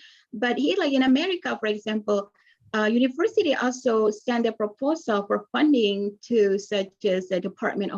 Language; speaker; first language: English; non-native, fluent; Indonesian